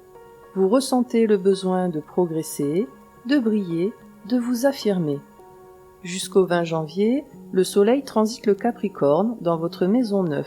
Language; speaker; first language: French; native; French